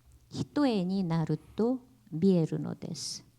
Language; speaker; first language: Japanese; non-native, learner; Korean